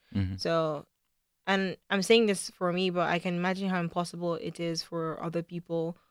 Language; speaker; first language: English; non-native, local second language; Igbo